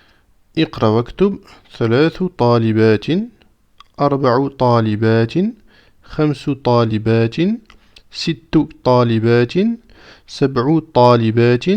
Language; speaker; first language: Arabic; non-native, fluent; French